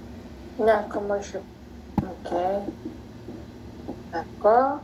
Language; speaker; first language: French; non-native, fluent; Spanish